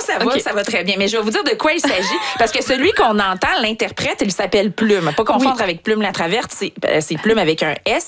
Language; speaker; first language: French; native; French